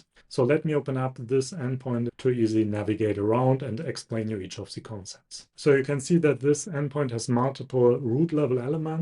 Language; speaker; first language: English; non-native, fluent; German